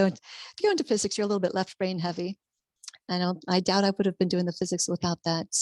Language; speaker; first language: English; native; English